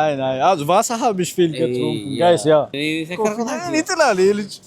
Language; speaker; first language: German; non-native, learner; Amharic